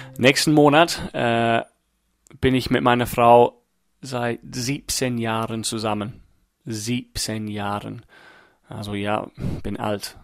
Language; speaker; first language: German; non-native, fluent; English